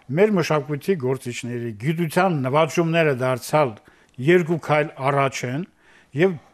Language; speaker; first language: Armenian; native; Armenian